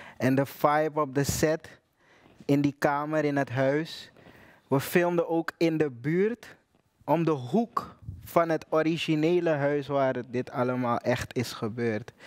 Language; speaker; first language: Dutch; native; Dutch